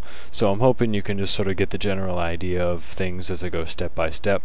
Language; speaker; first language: English; native; English